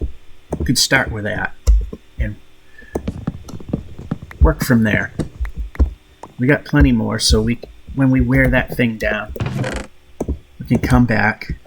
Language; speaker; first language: English; native; English